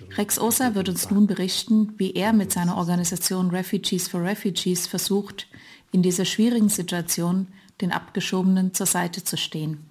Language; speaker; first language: German; native; German